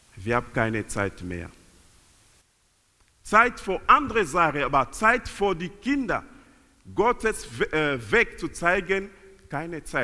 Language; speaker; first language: German; non-native, learner; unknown